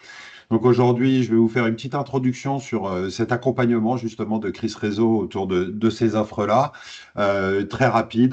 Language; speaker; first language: French; native; French